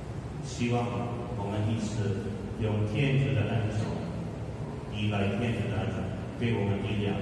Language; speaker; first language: Chinese; non-native, fluent; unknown